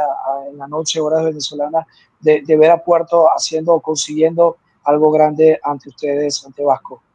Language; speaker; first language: Spanish; native; Spanish